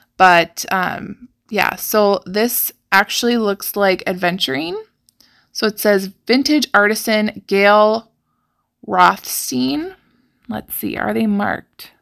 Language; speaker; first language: English; native; English